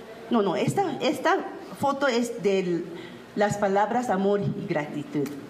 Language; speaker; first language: Spanish; non-native, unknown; Japanese